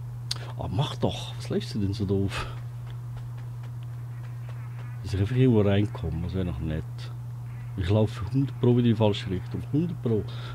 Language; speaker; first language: German; native; German